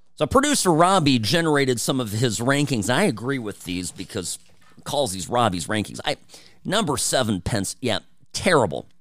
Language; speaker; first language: English; early bilingual, other home language; Czech